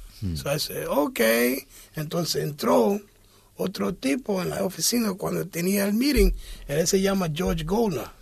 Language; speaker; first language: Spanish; early bilingual, heritage; English